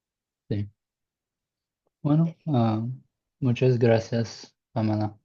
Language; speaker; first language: Spanish; non-native, learner; English